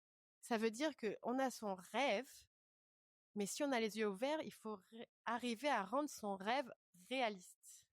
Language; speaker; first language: French; native; French